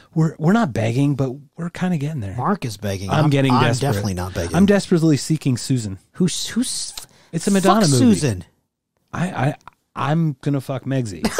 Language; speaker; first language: English; native; English